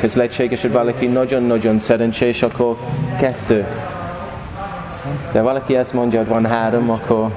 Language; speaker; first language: Hungarian; non-native, learner; English